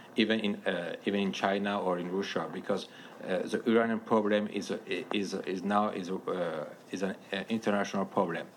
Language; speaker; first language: English; non-native, learner; Persian